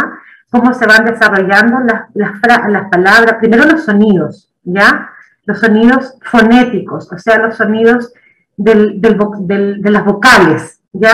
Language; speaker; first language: Spanish; native; Spanish